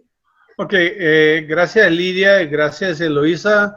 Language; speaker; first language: Spanish; non-native, fluent; Portuguese